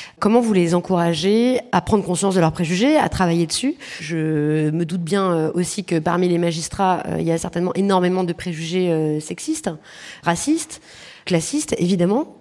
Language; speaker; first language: French; native; French